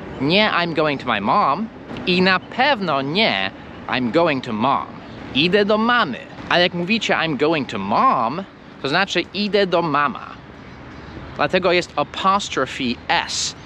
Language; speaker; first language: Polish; non-native, fluent; English